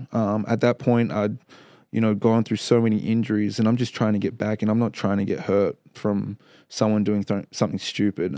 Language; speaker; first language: English; native; English